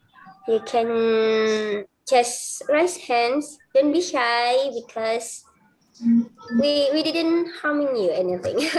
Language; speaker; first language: English; non-native, fluent; Indonesian